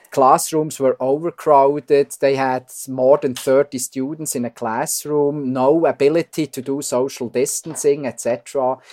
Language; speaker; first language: English; non-native, fluent; German